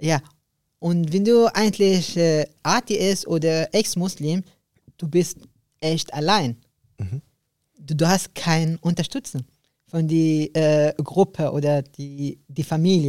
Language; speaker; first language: German; non-native, learner; Arabic